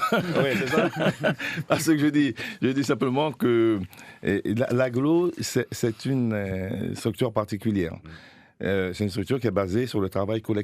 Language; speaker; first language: French; native; French